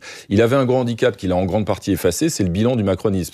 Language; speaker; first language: French; native; French